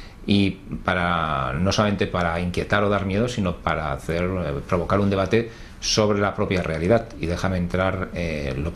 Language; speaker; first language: Spanish; native; Spanish